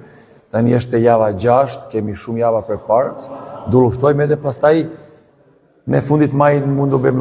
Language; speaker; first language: Albanian; non-native, learner; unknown